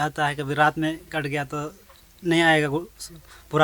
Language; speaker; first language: Hindi; non-native, local second language; Santali